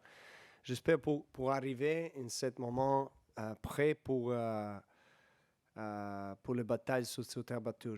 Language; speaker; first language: French; non-native, learner; Serbian